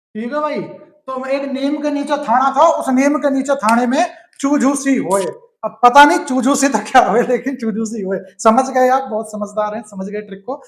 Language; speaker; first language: Hindi; native; Hindi